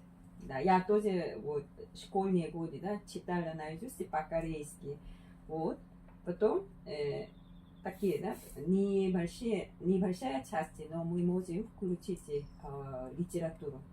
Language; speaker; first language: Russian; non-native, fluent; Korean